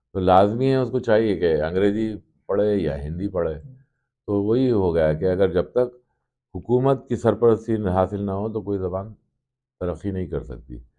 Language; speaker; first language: Urdu; native; Urdu